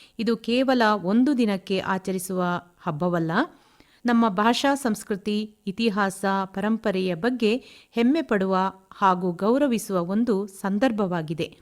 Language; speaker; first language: Kannada; native; Kannada